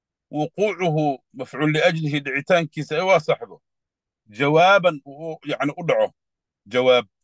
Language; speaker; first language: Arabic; non-native, local second language; Somali